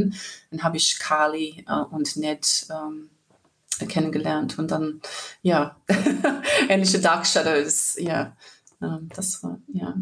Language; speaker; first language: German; non-native, learner; English